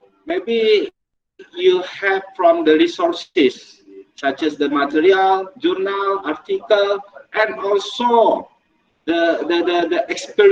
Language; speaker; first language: English; non-native, learner; Indonesian